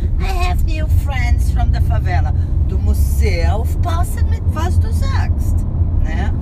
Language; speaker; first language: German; non-native, fluent; Portuguese